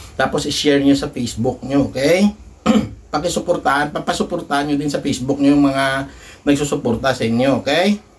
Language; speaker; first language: Filipino; non-native, local second language; Hiligaynon